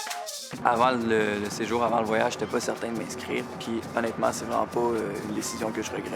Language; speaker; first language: French; native; French